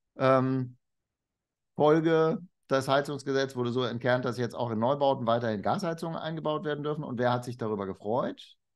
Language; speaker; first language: German; native; German